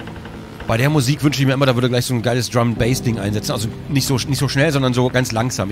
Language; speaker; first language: German; native; German